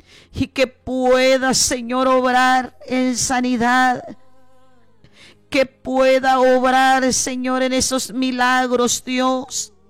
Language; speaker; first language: Spanish; native; Spanish